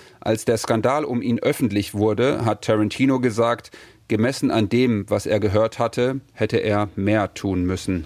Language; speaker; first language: German; native; German